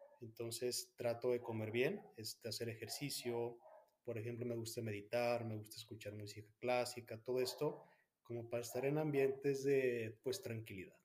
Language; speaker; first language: Spanish; native; Spanish